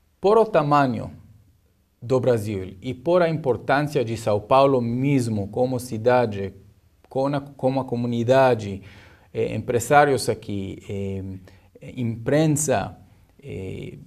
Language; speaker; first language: Portuguese; non-native, learner; Hebrew